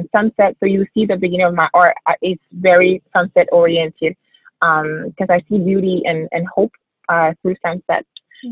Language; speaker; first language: English; early bilingual, other home language; French